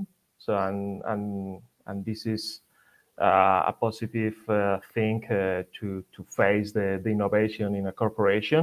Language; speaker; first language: English; non-native, fluent; Spanish